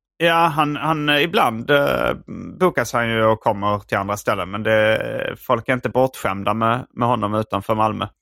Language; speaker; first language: Swedish; native; Swedish